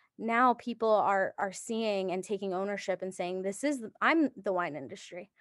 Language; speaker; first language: English; early bilingual, other home language; Japanese